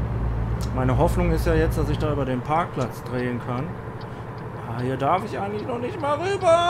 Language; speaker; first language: German; native; German